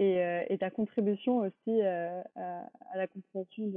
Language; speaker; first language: French; native; French